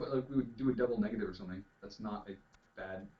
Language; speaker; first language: English; native; English